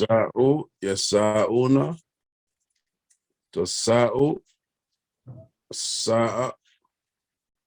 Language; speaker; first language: Arabic; non-native, learner; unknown